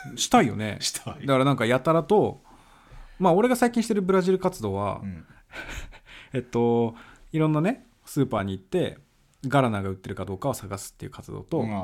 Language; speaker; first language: Japanese; early bilingual, other home language; Portuguese